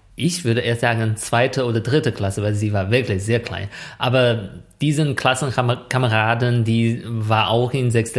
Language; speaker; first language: German; non-native, fluent; Chinese